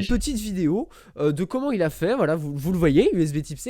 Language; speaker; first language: French; native; French